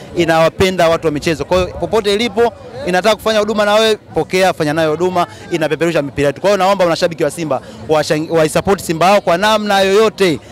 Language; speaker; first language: Swahili; native; Swahili